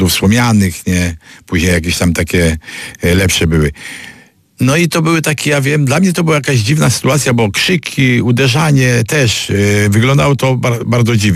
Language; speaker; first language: Polish; native; Polish